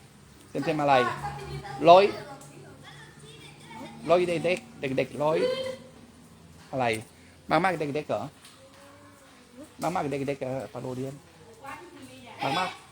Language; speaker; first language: Thai; non-native, learner; French